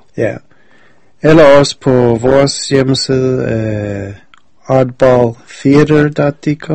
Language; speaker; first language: Danish; non-native, fluent; English